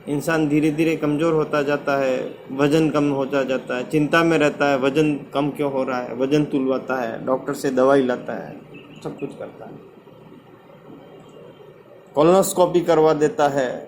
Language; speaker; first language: Hindi; native; Hindi